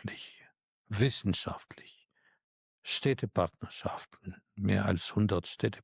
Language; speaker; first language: German; non-native, fluent; Russian